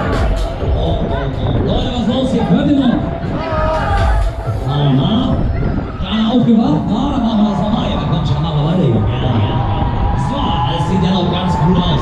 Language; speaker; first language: German; native; German